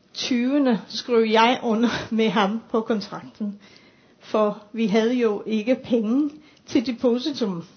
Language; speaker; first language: Danish; non-native, fluent; English